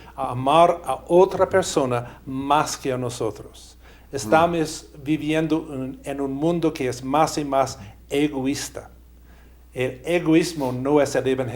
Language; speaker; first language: Spanish; non-native, fluent; English